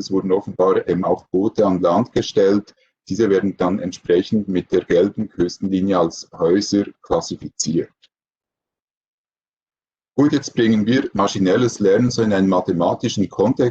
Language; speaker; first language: German; native; German